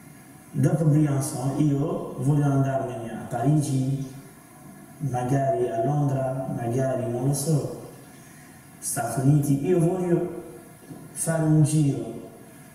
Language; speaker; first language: Italian; non-native, fluent; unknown